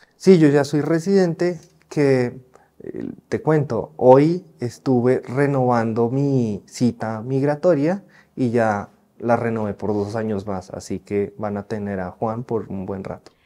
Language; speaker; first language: Spanish; native; Spanish